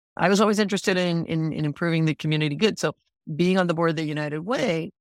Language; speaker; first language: English; non-native, fluent; Spanish